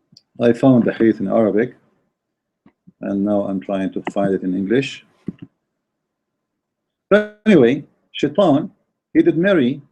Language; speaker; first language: English; non-native, fluent; Arabic